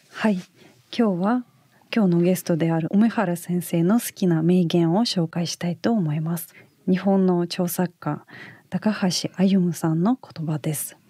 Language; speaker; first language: Japanese; non-native, fluent; Russian